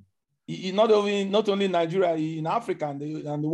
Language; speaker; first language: English; non-native, local second language; Igbo